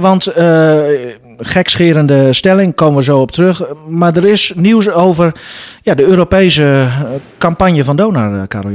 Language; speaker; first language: Dutch; native; Dutch